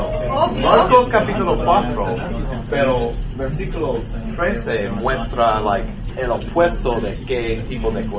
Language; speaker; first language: Spanish; non-native, learner; English